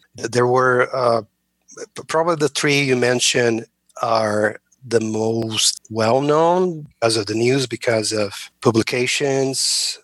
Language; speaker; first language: English; non-native, fluent; Portuguese